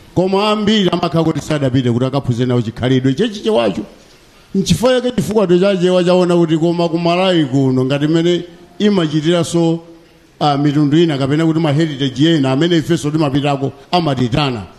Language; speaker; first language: Nyanja; native; Nyanja